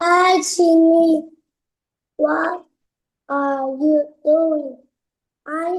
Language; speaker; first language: English; non-native, learner; Vietnamese